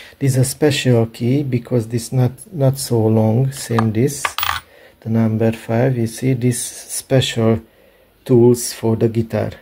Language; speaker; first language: English; non-native, learner; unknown